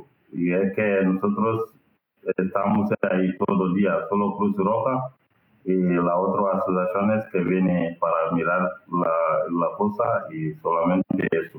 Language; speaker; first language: Spanish; non-native, learner; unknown